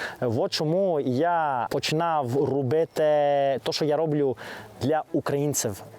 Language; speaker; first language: Ukrainian; non-native, learner; Greek